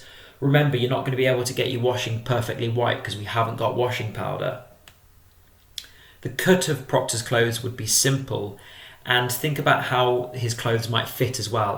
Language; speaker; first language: English; native; English